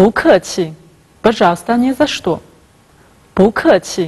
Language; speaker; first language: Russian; non-native, fluent; Chinese